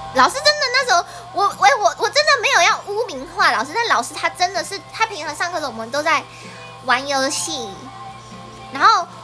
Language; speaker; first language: Chinese; native; Chinese